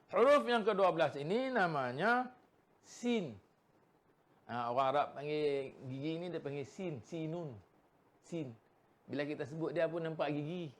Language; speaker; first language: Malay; native; Malay